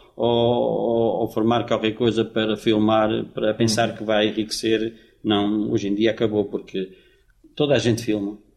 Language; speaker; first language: Portuguese; native; Portuguese